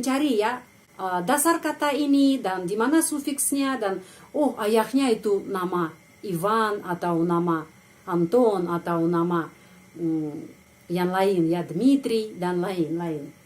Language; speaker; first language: Indonesian; non-native, fluent; Russian